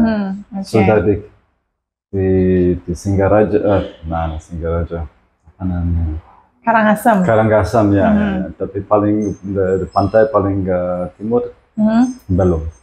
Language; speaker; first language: Indonesian; non-native, learner; Latvian